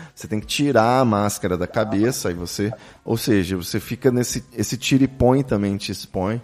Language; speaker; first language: Portuguese; native; Portuguese